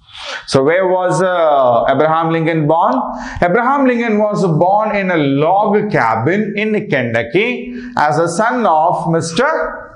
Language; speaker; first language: English; non-native, local second language; Telugu